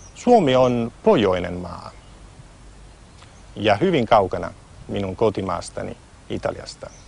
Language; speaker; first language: Finnish; non-native, fluent; Italian